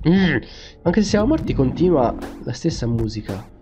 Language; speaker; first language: Italian; native; Italian